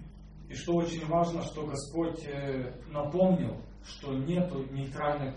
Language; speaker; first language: Russian; non-native, local second language; Ukrainian